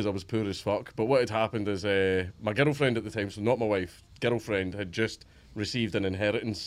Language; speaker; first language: English; native; English